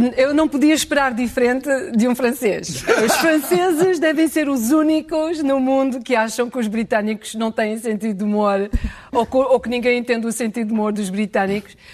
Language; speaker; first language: Portuguese; early bilingual, heritage; Portuguese